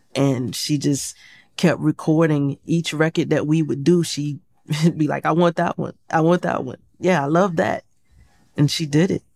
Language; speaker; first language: English; native; English